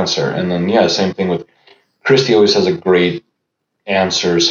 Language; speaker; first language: English; early bilingual, other home language; Russian